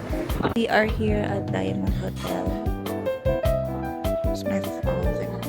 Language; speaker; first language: English; non-native, local second language; Filipino